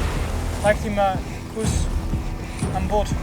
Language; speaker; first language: German; non-native, learner; Dutch